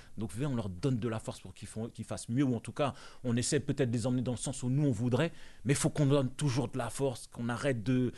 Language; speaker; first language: French; non-native, local second language; Bambara